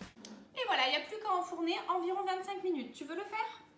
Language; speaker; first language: French; native; French